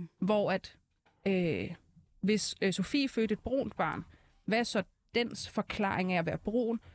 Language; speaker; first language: Danish; early bilingual, other home language; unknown